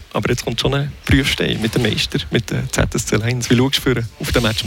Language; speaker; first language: German; native; German